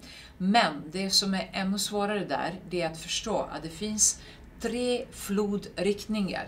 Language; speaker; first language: Swedish; non-native, fluent; Serbian